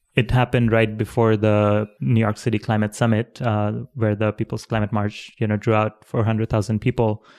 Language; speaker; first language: English; non-native, local second language; Bangla